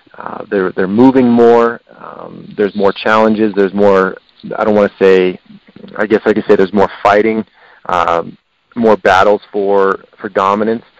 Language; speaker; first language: English; native; English